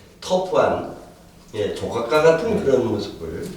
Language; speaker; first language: Korean; native; Korean